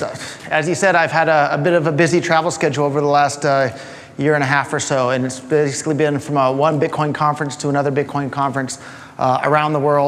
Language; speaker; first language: English; native; English